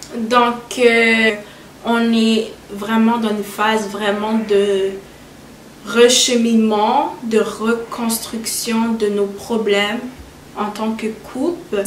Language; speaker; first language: French; early bilingual, other home language; Haitian Creole